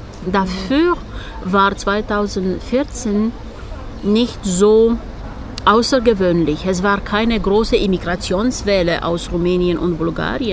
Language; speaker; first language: German; non-native, fluent; Romanian